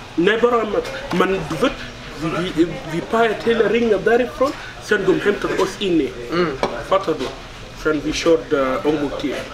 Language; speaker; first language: Swedish; non-native, learner; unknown